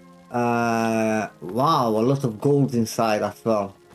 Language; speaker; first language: English; non-native, fluent; Romanian